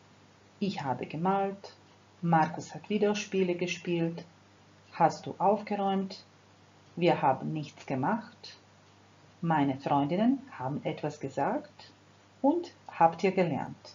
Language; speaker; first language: German; non-native, fluent; Croatian